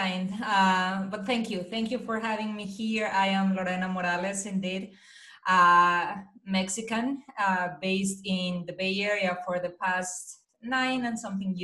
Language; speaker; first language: English; non-native, fluent; Spanish